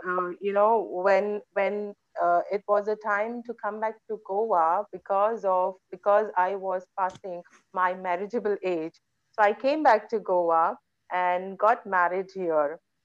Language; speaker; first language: English; non-native, local second language; Konkani